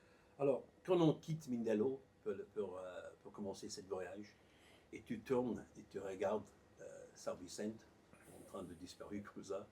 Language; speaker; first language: French; non-native, learner; English